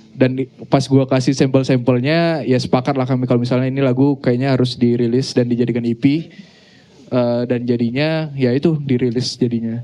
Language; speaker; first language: Indonesian; native; Indonesian